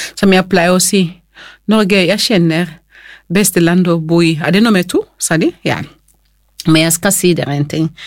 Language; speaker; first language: Norwegian; non-native, fluent; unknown